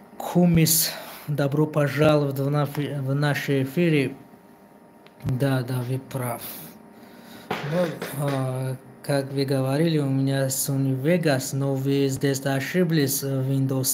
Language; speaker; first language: Russian; non-native, learner; Tajik